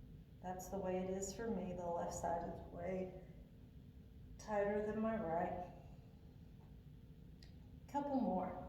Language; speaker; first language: English; native; English